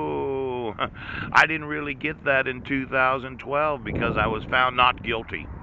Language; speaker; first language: English; native; English